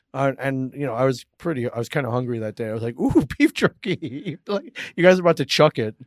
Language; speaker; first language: English; native; English